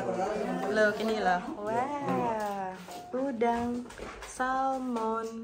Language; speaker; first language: Indonesian; native; Indonesian